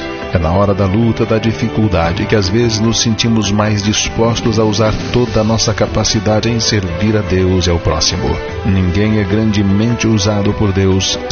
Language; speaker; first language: Portuguese; native; Portuguese